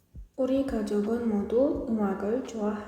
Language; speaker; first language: Korean; non-native, fluent; Uzbek